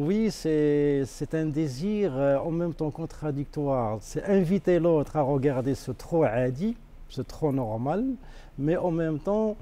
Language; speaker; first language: French; non-native, local second language; Arabic